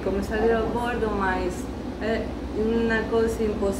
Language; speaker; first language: Portuguese; non-native, learner; Spanish